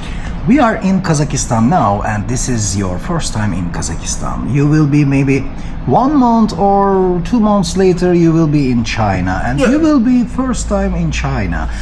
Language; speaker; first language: English; non-native, learner; Turkish